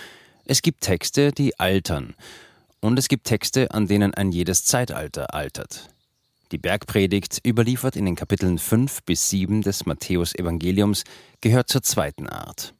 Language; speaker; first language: German; native; German